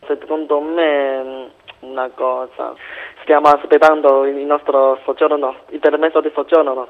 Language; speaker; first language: Italian; non-native, fluent; Chinese